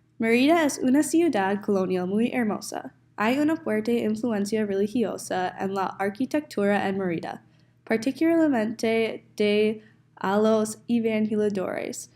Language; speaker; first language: Spanish; non-native, learner; English